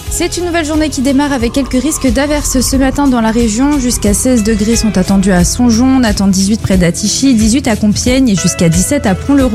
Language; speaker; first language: French; native; French